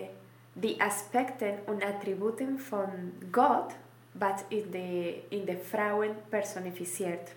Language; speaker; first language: German; non-native, learner; Spanish